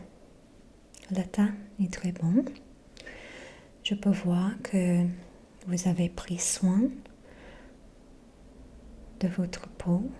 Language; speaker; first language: French; non-native, fluent; English